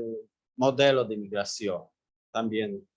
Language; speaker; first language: Spanish; non-native, learner; Polish